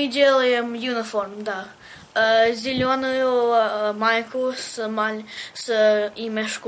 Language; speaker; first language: Russian; early bilingual, heritage; Russian